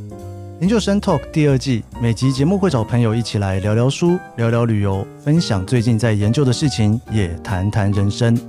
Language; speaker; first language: Chinese; native; Chinese